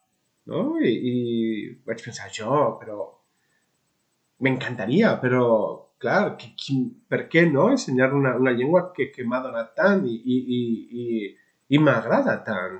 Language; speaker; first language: Catalan; non-native, local second language; Spanish